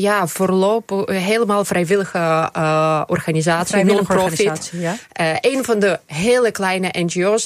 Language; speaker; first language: Dutch; non-native, fluent; Ukrainian